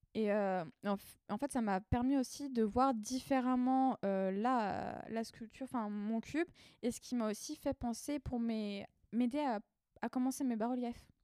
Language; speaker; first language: French; native; French